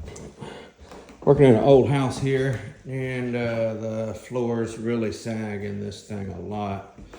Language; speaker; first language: English; native; English